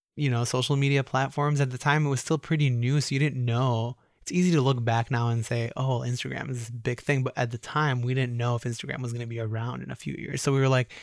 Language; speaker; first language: English; native; English